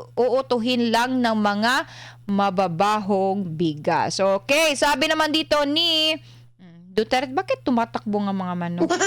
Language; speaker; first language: Filipino; non-native, local second language; Cebuano